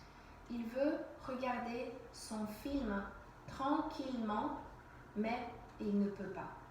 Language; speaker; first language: French; non-native, fluent; English